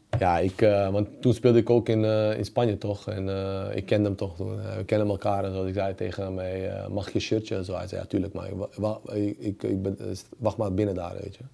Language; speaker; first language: Dutch; early bilingual, other home language; Bosnian